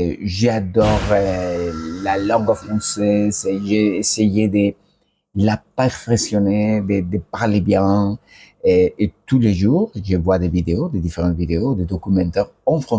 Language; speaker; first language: French; non-native, learner; Spanish